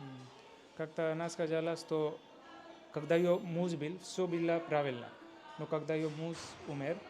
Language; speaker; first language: Russian; non-native, learner; Hindi